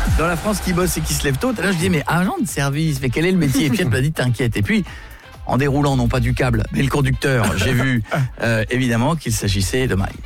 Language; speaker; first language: French; native; French